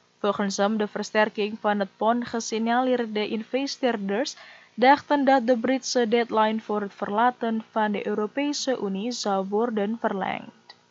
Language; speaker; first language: Dutch; non-native, fluent; Indonesian